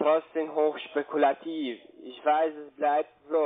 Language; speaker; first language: German; non-native, learner; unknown